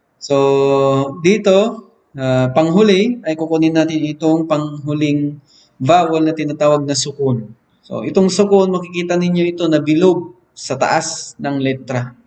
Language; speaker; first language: Filipino; non-native, local second language; Maranao